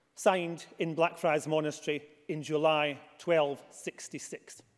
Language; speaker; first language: English; native; English